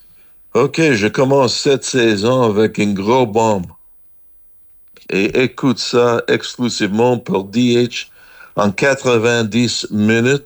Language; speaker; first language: French; non-native, learner; English